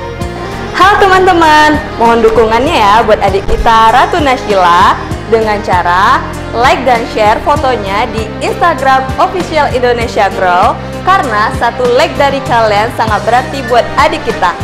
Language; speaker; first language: Indonesian; native; Indonesian